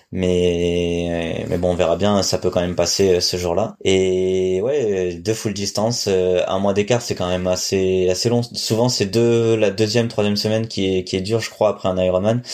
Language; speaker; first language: French; native; French